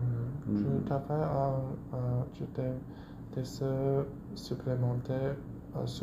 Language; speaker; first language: French; non-native, learner; Chinese